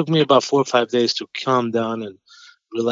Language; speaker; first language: English; non-native, fluent; Albanian